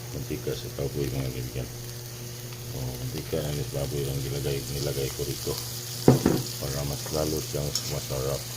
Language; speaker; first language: Filipino; non-native, local second language; Cebuano